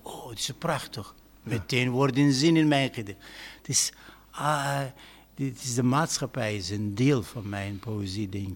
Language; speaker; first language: Dutch; non-native, fluent; Arabic